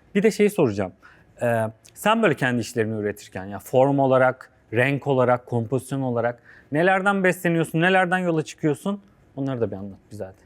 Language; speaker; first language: Turkish; native; Turkish